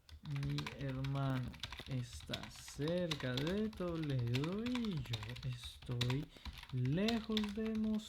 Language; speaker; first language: Spanish; non-native, fluent; French